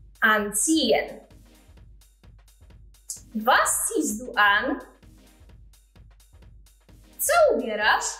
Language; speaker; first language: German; non-native, fluent; Polish